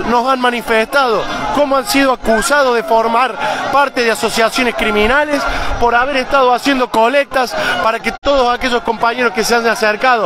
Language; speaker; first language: Spanish; native; Spanish